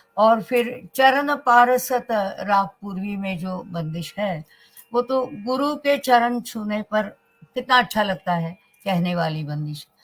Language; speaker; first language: Hindi; non-native, local second language; Marathi